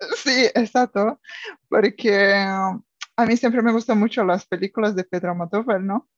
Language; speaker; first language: Spanish; non-native, fluent; Portuguese